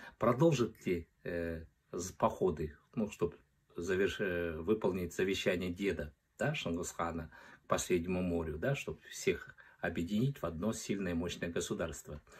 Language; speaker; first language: Russian; non-native, local second language; Kazakh